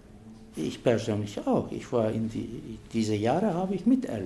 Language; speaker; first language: German; non-native, fluent; Turkish